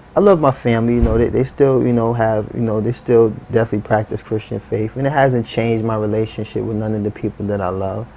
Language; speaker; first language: English; native; English